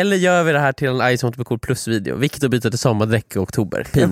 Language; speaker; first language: Swedish; native; Swedish